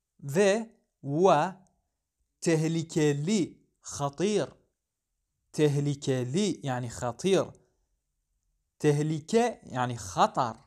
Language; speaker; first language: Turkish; non-native, fluent; Arabic